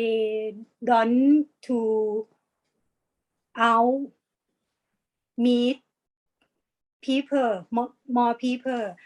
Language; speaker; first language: English; non-native, learner; Thai